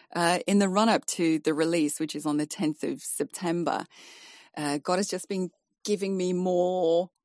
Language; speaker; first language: English; native; English